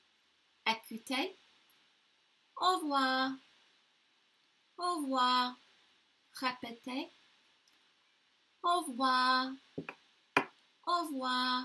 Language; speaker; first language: French; non-native, learner; English